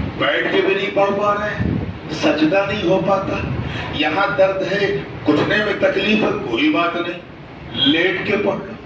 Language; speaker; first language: Urdu; native; Urdu